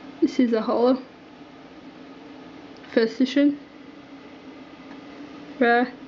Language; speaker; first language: English; native; English